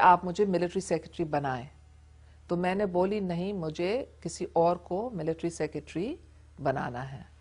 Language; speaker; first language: Urdu; non-native, local second language; English